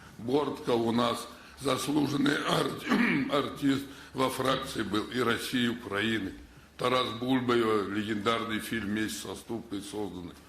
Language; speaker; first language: Russian; native; Russian